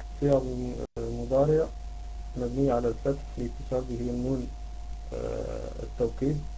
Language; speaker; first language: Arabic; non-native, learner; Dutch